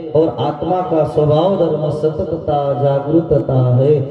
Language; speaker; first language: Hindi; non-native, local second language; Marathi